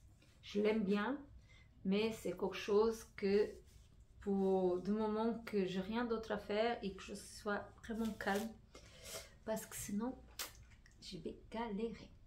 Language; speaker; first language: French; non-native, fluent; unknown